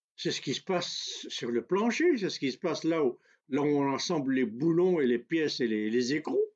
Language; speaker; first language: French; non-native, local second language; Kabyle